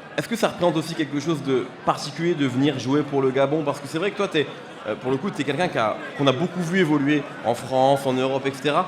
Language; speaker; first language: French; native; French